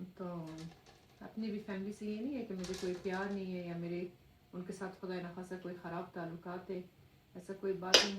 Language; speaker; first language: Urdu; non-native, fluent; Persian